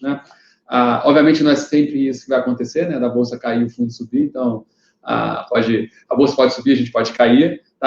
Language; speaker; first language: Portuguese; native; Portuguese